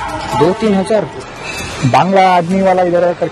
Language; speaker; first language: Hindi; non-native, local second language; Kannada